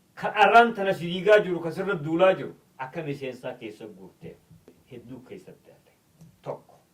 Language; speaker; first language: Oromo; native; Oromo